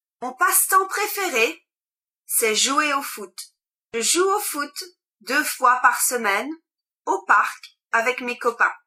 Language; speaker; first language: French; non-native, learner; English